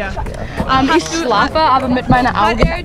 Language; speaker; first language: German; non-native, learner; English